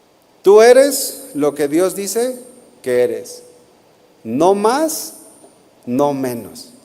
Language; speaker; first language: Spanish; native; Spanish